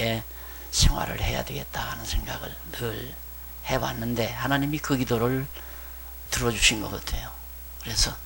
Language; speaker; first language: Korean; native; Korean